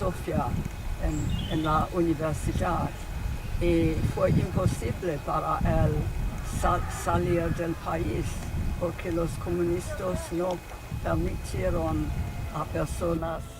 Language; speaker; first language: Spanish; non-native, fluent; English